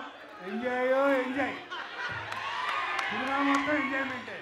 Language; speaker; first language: Telugu; native; Telugu